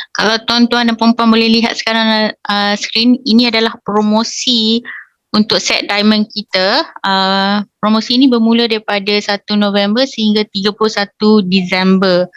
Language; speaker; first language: Malay; non-native, local second language; Chinese